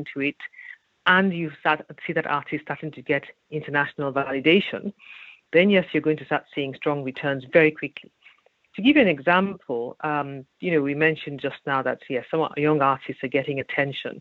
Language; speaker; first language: English; non-native, local second language; Yoruba